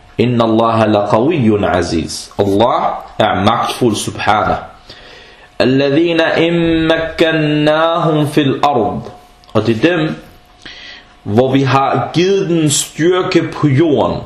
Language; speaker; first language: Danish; early bilingual, other home language; Arabic